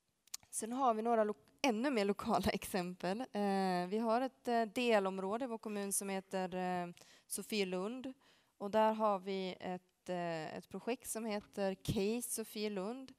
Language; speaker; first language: Swedish; native; Swedish